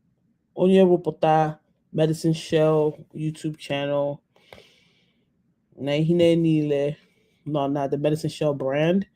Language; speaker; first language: Igbo; non-native, learner; English